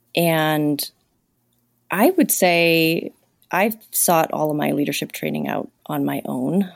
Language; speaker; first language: English; native; English